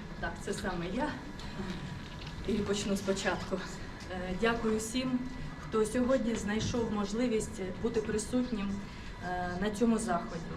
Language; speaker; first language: Ukrainian; non-native, local second language; Russian